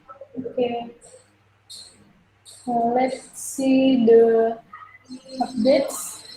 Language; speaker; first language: English; non-native, learner; Indonesian